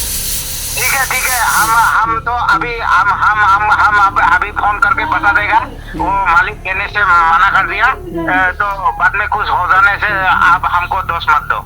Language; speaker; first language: Hindi; non-native, local second language; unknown